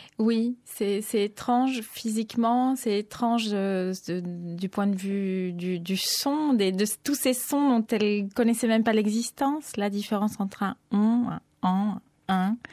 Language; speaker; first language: French; early bilingual, other home language; Spanish